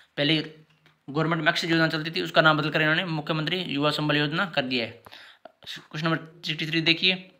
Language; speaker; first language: Hindi; native; Hindi